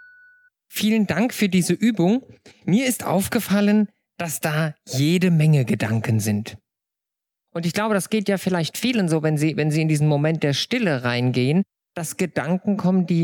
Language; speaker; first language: German; native; German